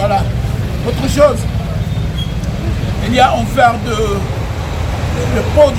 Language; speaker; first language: French; non-native, learner; Arabic